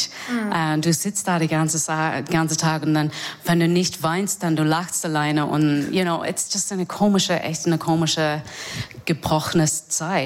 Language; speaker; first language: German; non-native, learner; English